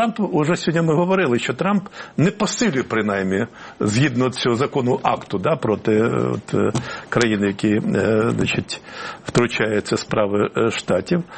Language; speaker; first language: Ukrainian; native; Ukrainian